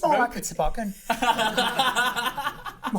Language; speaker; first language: English; native; English